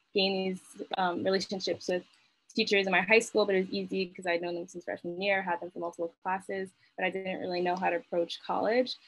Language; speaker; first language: English; native; English